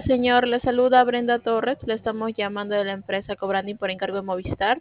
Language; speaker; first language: Spanish; native; Spanish